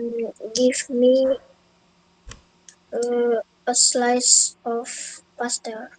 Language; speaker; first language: English; non-native, learner; Indonesian